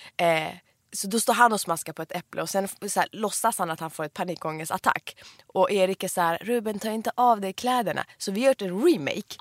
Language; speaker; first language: Swedish; early bilingual, other home language; Persian